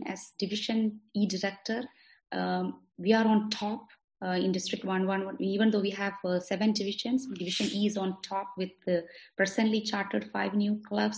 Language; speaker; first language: English; non-native, local second language; Malayalam